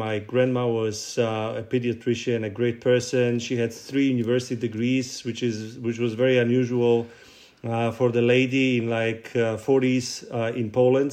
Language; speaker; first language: English; non-native, fluent; Russian